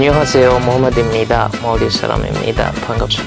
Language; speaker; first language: Korean; non-native, learner; Divehi